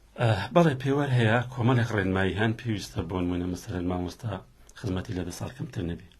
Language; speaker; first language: Central Kurdish; native; Central Kurdish